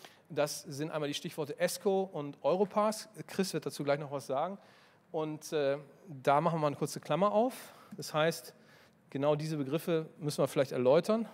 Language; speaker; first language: German; native; German